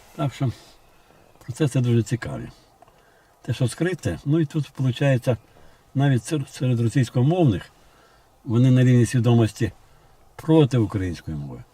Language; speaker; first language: Ukrainian; non-native, local second language; Russian